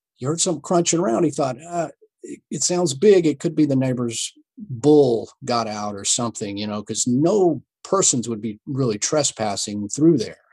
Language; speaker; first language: English; native; English